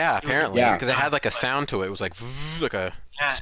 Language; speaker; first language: English; native; English